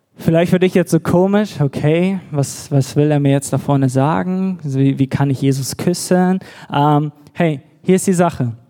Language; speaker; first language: German; native; German